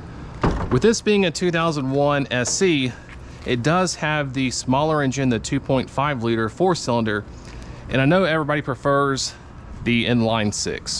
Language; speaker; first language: English; native; English